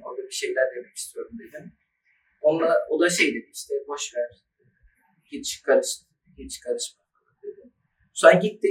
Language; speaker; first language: Turkish; early bilingual, other home language; Arabic